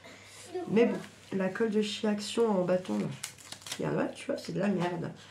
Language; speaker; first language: French; native; French